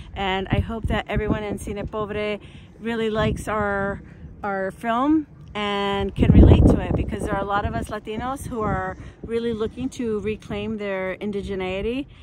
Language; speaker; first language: English; early bilingual, other home language; Spanish